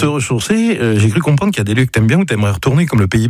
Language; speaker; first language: French; native; French